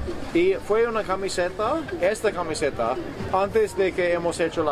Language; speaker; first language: Spanish; non-native, fluent; English